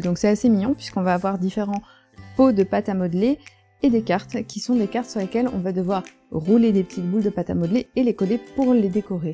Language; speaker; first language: French; native; French